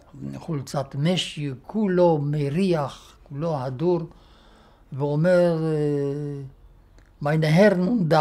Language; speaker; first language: Hebrew; non-native, fluent; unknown